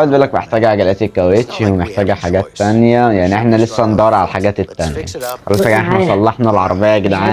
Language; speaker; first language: Arabic; native; Arabic